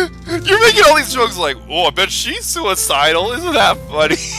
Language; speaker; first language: English; native; English